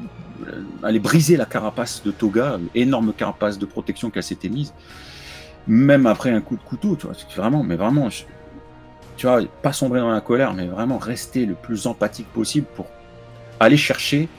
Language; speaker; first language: French; native; French